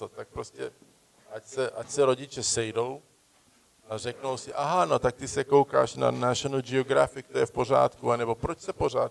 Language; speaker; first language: Czech; early bilingual, heritage; Czech